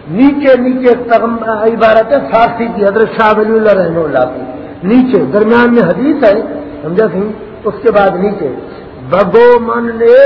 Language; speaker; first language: Urdu; non-native, local second language; Punjabi